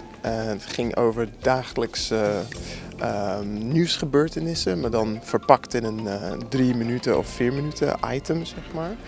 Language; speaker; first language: Dutch; non-native, fluent; English